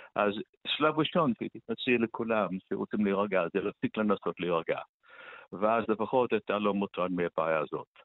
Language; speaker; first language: Hebrew; non-native, fluent; English